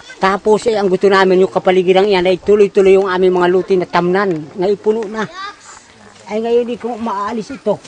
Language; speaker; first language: Filipino; non-native, local second language; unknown